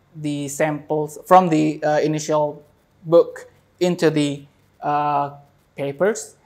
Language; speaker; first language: English; non-native, fluent; Indonesian